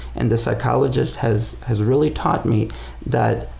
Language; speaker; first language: English; non-native, fluent; Spanish